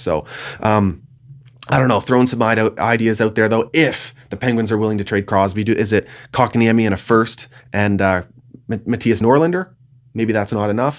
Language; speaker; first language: English; native; English